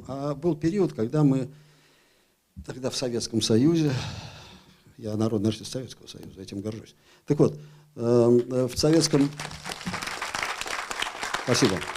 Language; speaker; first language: Russian; native; Russian